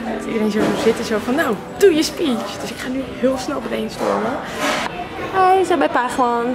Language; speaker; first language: Dutch; early bilingual, other home language; Russian